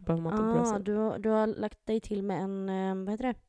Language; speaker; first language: Swedish; native; Swedish